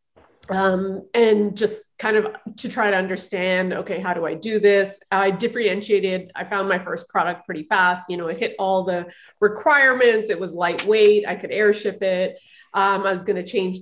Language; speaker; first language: English; native; English